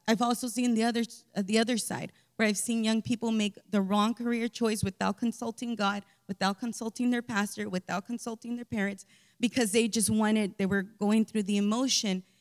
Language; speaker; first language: English; early bilingual, other home language; Spanish